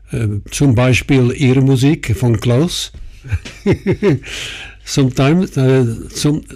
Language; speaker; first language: German; non-native, fluent; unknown